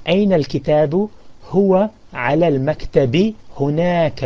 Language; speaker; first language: Arabic; non-native, fluent; English